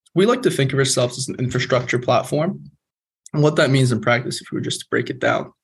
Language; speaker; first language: English; non-native, fluent; Polish